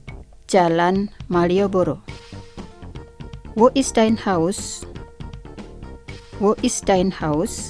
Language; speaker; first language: German; non-native, fluent; Indonesian